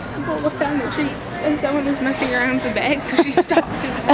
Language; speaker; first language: English; native; English